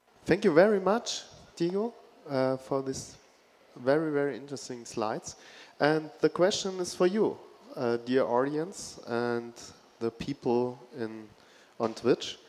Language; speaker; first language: English; non-native, fluent; German